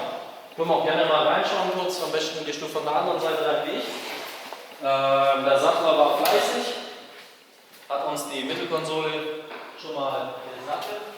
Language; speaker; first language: German; native; German